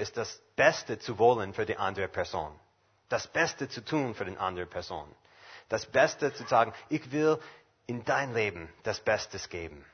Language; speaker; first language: German; non-native, fluent; English